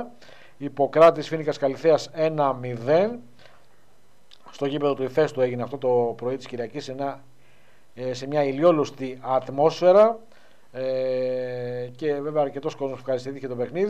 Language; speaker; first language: Greek; native; Greek